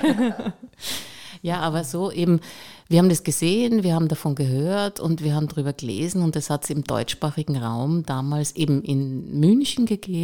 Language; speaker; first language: German; native; German